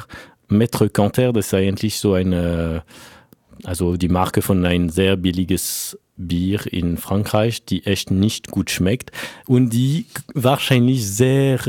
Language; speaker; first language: German; non-native, fluent; French